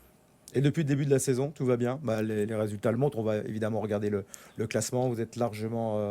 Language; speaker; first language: French; native; French